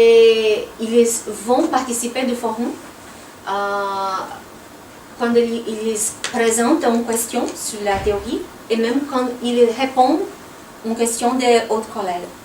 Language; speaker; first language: French; non-native, fluent; Portuguese